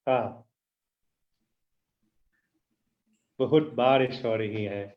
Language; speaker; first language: Hindi; non-native, learner; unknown